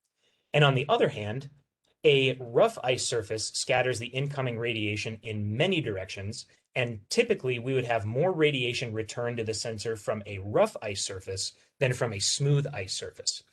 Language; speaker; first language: English; native; English